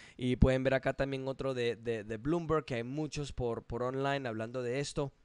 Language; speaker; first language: Spanish; early bilingual, heritage; English